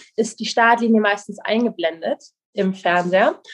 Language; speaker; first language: German; native; German